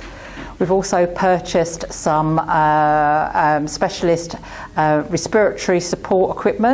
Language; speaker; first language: English; native; English